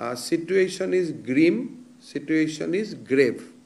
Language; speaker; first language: English; non-native, local second language; Assamese